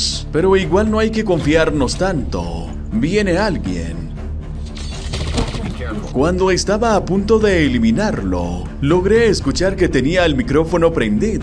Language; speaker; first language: Spanish; native; Spanish